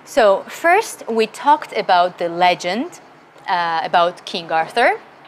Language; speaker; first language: English; non-native, fluent; Georgian